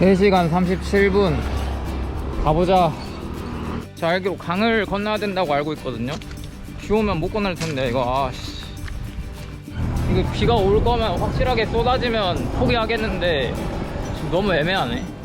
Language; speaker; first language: Korean; native; Korean